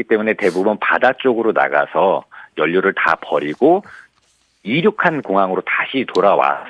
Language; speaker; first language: Korean; native; Korean